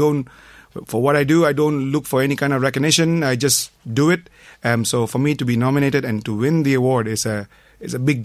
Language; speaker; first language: English; non-native, local second language; Tamil